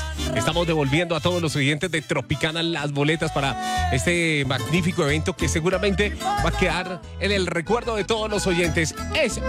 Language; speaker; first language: Spanish; native; Spanish